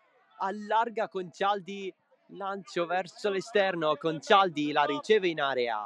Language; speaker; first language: Italian; native; Italian